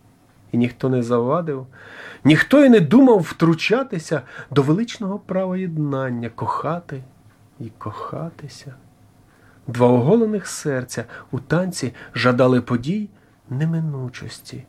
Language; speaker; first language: Ukrainian; native; Ukrainian